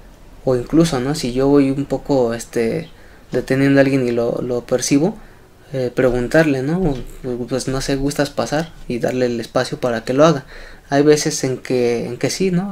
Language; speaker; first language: Spanish; native; Spanish